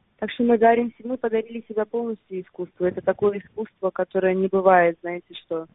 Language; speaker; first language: Russian; native; Russian